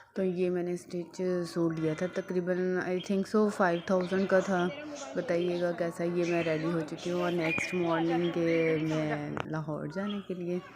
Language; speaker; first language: Urdu; native; Urdu